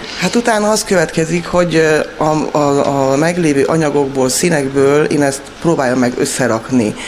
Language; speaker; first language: Hungarian; native; Hungarian